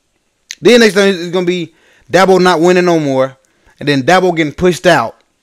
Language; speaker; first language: English; native; English